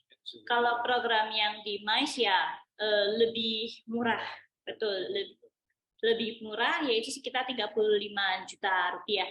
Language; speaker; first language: Indonesian; native; Indonesian